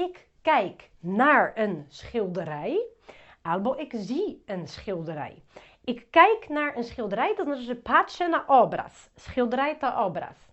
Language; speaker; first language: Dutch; non-native, fluent; Polish